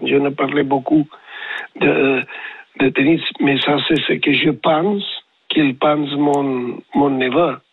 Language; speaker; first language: French; non-native, learner; Spanish